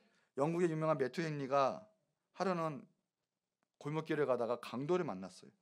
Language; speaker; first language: Korean; native; Korean